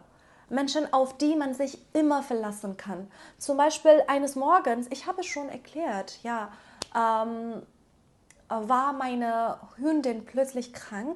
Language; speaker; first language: German; non-native, fluent; Persian